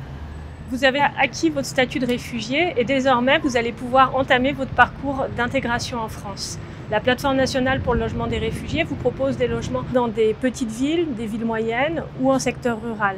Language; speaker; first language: French; native; French